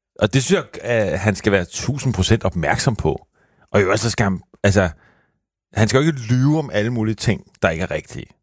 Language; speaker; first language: Danish; native; Danish